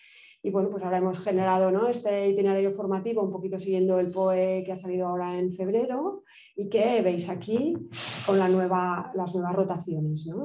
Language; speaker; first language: Spanish; native; Spanish